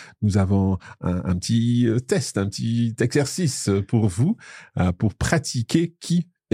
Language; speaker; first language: French; non-native, fluent; English